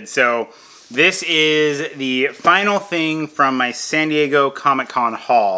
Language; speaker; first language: English; native; English